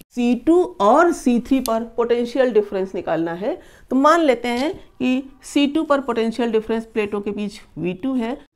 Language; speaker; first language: Hindi; native; Hindi